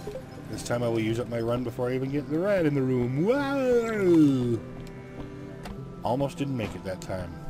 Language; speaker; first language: English; native; English